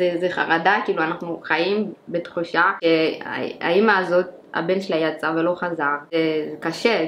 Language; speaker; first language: Hebrew; early bilingual, other home language; Amharic